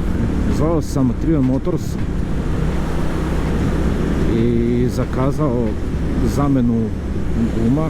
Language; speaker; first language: Serbian; native; Serbian